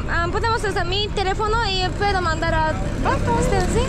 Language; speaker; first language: Spanish; non-native, learner; Japanese